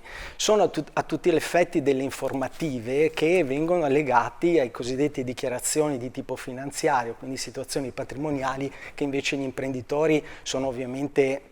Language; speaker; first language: Italian; native; Italian